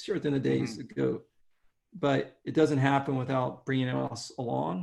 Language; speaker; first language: English; native; English